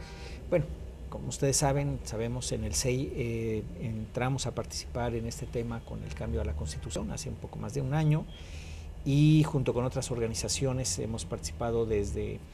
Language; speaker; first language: Spanish; native; Spanish